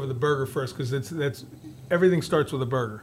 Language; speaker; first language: English; native; English